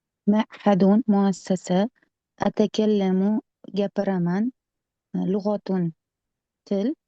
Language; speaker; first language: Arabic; non-native, learner; Uzbek